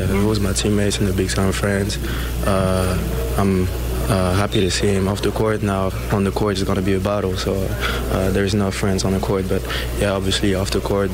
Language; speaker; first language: English; non-native, fluent; French